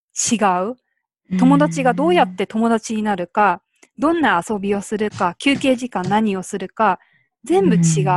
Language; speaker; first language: Japanese; early bilingual, other home language; Korean